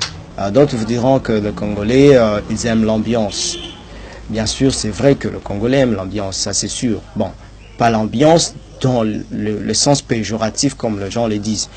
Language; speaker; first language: French; non-native, local second language; Swahili